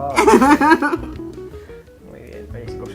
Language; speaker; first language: Spanish; native; Spanish